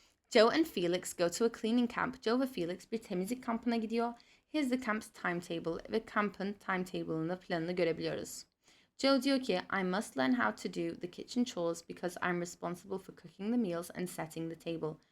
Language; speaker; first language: English; non-native, fluent; Turkish